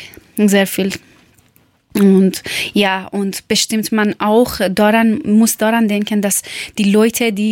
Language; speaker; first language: German; non-native, learner; Persian